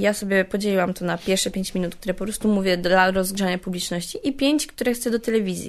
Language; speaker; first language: Polish; native; Polish